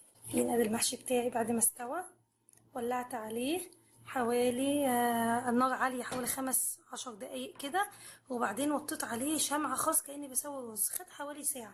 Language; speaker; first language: Arabic; native; Arabic